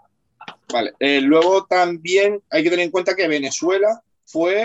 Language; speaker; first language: Spanish; native; Spanish